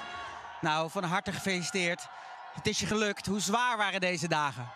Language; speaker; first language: Dutch; native; Dutch